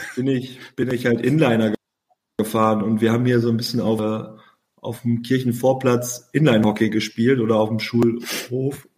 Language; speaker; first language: German; native; German